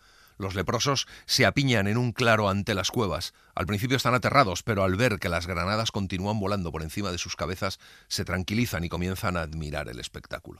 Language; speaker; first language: Spanish; native; Spanish